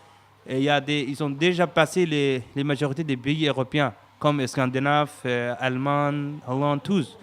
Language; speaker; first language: French; non-native, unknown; Somali